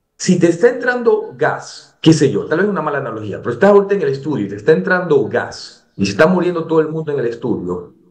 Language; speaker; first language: Spanish; native; Spanish